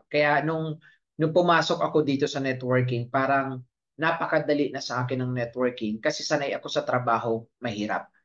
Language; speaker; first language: Filipino; non-native, local second language; Bikol